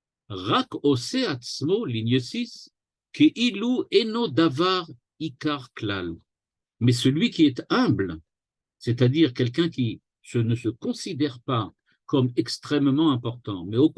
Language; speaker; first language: French; native; French